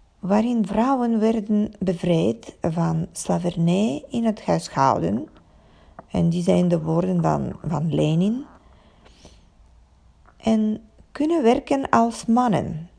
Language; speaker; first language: Dutch; non-native, fluent; Bulgarian